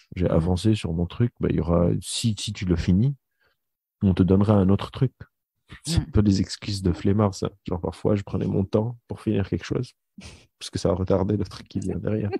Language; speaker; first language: French; non-native, local second language; Arabic